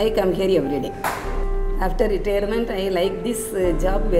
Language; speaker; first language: English; non-native, local second language; Tamil